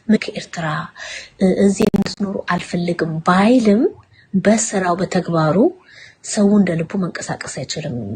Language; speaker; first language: Amharic; non-native, local second language; Tigrinya